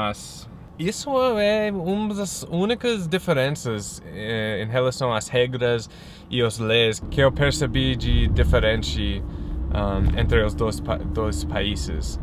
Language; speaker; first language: Portuguese; non-native, fluent; English